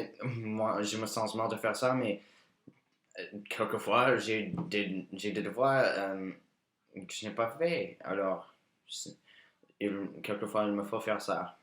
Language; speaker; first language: French; non-native, learner; English